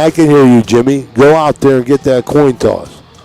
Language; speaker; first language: English; native; English